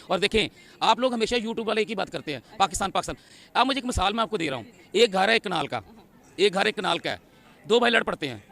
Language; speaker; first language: Urdu; non-native, local second language; Punjabi